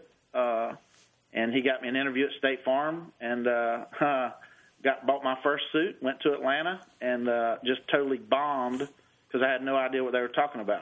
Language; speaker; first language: English; native; English